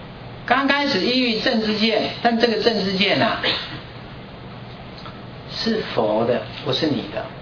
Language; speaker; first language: Chinese; native; Chinese